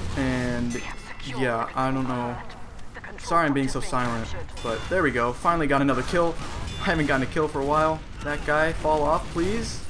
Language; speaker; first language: English; native; English